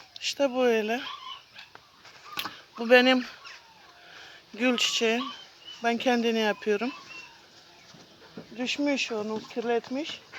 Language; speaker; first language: Turkish; non-native, learner; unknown